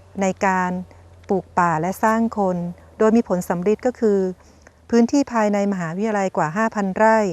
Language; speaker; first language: Thai; native; Thai